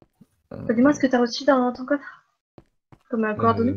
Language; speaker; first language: French; native; French